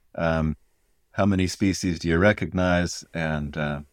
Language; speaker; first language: English; native; English